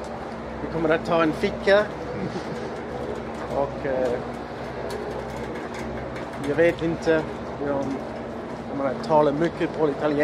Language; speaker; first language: Swedish; non-native, learner; Italian